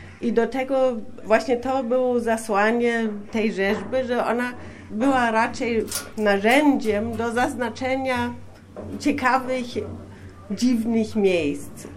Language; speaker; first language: Polish; non-native, fluent; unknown